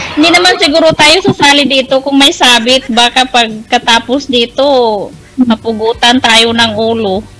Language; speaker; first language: Filipino; non-native, local second language; Cebuano